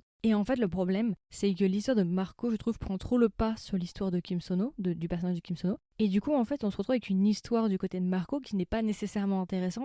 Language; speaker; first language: French; native; French